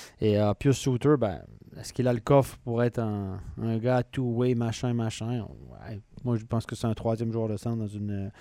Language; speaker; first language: French; native; French